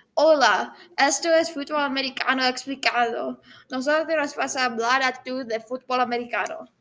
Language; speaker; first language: Spanish; non-native, learner; English